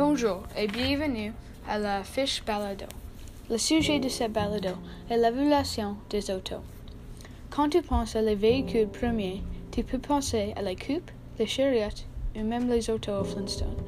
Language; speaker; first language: French; non-native, learner; English